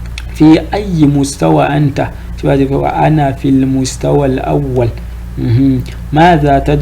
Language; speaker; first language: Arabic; non-native, fluent; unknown